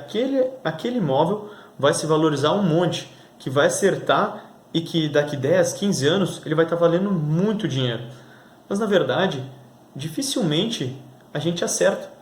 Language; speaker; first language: Portuguese; native; Portuguese